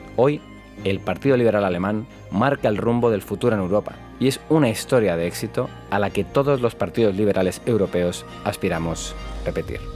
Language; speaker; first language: Spanish; native; Spanish